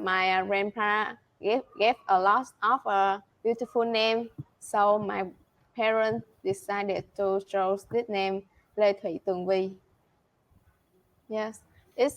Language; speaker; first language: English; non-native, learner; Vietnamese